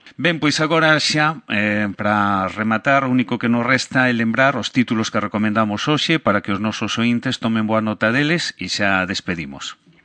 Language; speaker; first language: Galician; non-native, local second language; Spanish